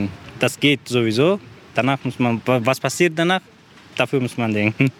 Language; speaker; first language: German; non-native, learner; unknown